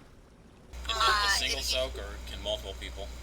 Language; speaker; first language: English; native; English